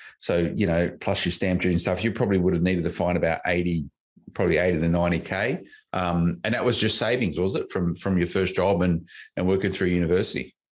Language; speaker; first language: English; native; English